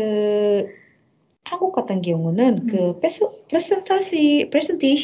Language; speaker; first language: Korean; non-native, fluent; Indonesian